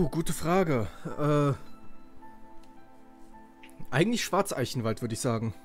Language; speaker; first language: German; native; German